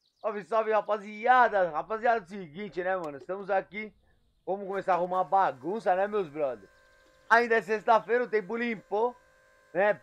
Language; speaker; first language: Portuguese; native; Portuguese